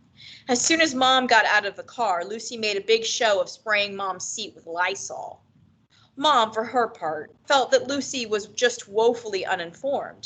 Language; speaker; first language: English; native; English